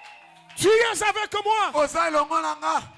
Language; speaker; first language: French; non-native, local second language; Lingala